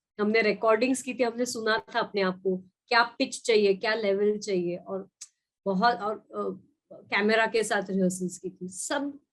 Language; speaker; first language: Hindi; non-native, local second language; Marathi